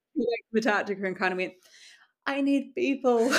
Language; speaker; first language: English; native; English